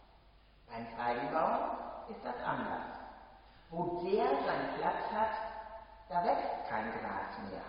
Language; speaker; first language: German; native; German